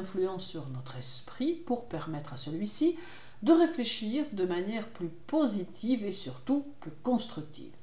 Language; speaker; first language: French; native; French